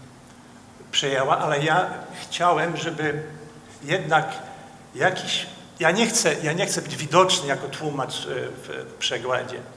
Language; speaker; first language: Polish; non-native, fluent; Dutch